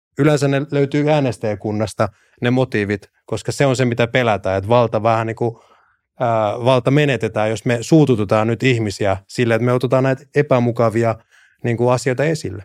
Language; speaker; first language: Finnish; early bilingual, other home language; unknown